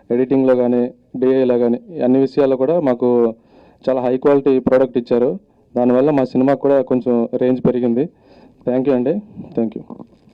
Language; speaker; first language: Telugu; native; Telugu